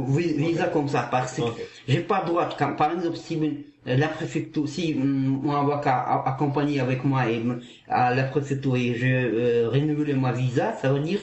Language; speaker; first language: French; non-native, learner; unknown